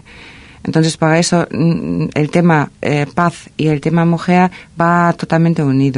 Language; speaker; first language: Spanish; non-native, fluent; German